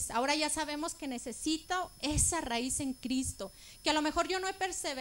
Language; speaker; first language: Spanish; native; Spanish